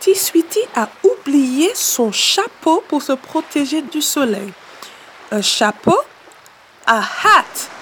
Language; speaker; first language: French; non-native, fluent; English